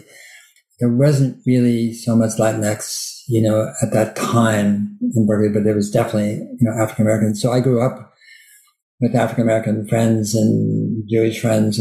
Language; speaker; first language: English; native; English